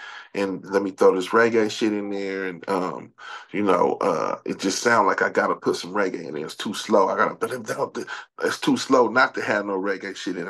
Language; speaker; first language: English; native; English